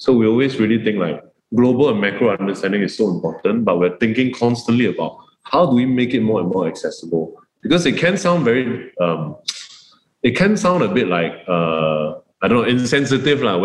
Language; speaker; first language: English; non-native, local second language; Chinese